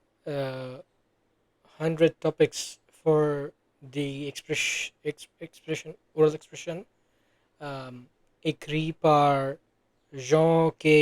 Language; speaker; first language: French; non-native, learner; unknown